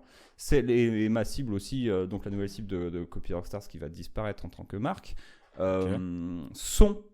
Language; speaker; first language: French; native; French